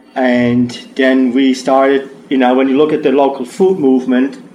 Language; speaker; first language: English; non-native, fluent; German